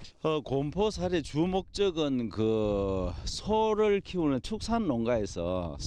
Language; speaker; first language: Korean; native; Korean